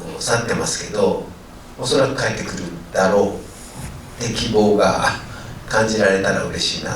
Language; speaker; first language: Japanese; native; Japanese